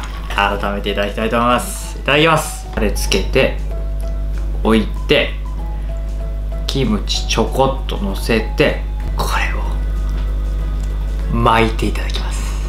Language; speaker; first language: Japanese; native; Japanese